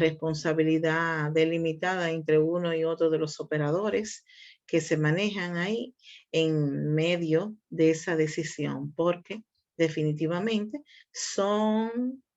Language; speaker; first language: Spanish; native; Spanish